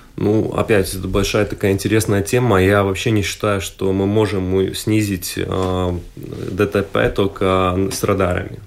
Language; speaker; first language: Russian; non-native, local second language; Latvian